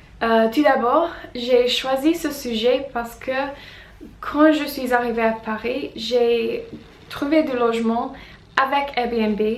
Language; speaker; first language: French; non-native, fluent; English